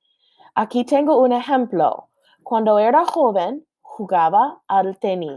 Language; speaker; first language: Spanish; non-native, fluent; English